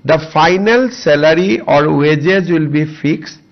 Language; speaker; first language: English; non-native, local second language; Assamese